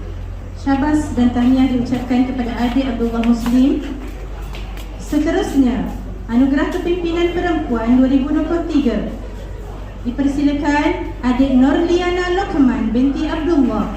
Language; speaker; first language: Malay; native; Malay